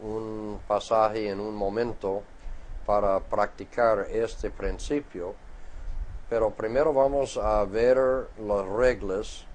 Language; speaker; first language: Spanish; non-native, fluent; English